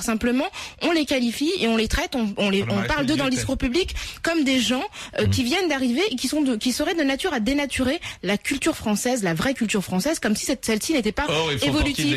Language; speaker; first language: French; native; French